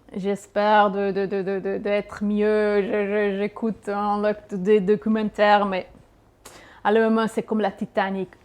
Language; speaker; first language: French; non-native, local second language; Swiss German